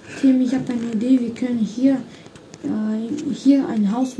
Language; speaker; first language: German; early bilingual, other home language; Russian